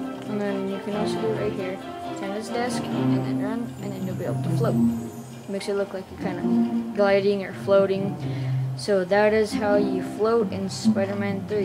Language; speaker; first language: English; native; English